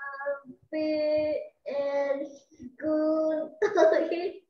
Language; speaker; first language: English; non-native, learner; Vietnamese